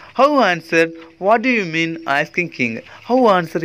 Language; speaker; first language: English; non-native, local second language; Tamil